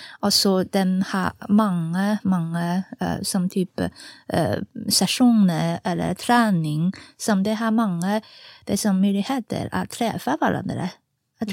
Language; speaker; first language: Swedish; non-native, fluent; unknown